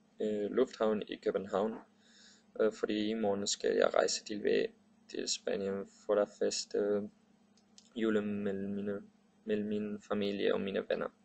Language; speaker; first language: Danish; non-native, learner; Spanish